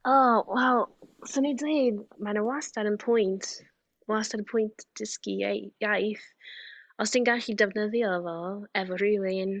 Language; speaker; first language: Welsh; non-native, fluent; English